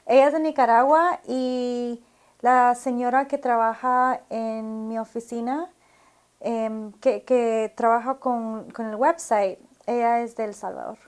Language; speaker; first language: Spanish; early bilingual, other home language; English